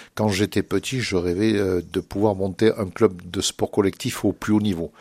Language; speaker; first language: French; native; French